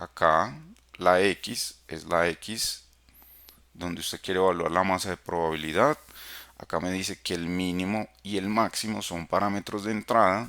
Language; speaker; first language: Spanish; native; Spanish